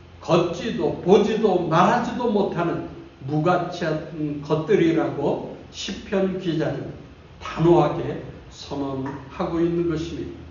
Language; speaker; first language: Korean; native; Korean